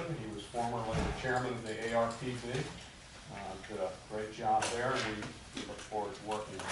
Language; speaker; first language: English; native; English